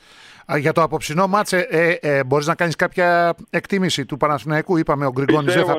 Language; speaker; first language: Greek; native; Greek